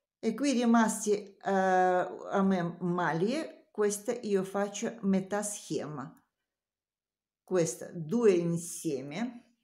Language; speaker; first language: Italian; non-native, learner; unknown